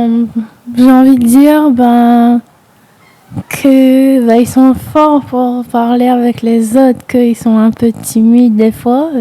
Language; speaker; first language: French; non-native, local second language; Réunion Creole French